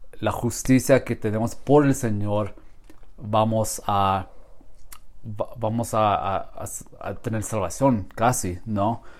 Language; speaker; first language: Spanish; non-native, learner; English